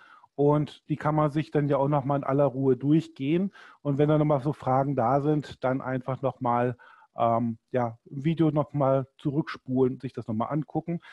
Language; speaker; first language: German; native; German